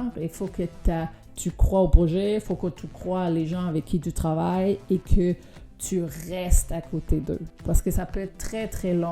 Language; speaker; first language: French; non-native, fluent; Danish